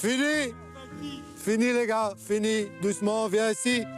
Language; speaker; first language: French; non-native, local second language; Dutch